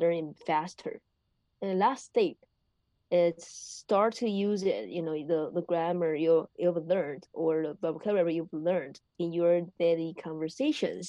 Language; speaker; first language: English; non-native, learner; Chinese